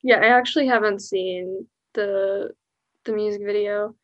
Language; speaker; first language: English; early bilingual, other home language; Spanish